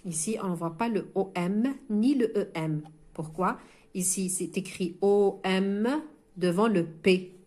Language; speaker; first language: French; non-native, local second language; Arabic